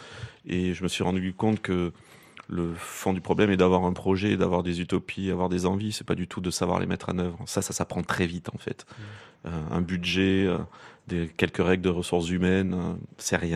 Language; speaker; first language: French; native; French